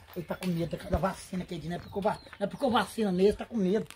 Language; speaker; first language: Portuguese; native; Portuguese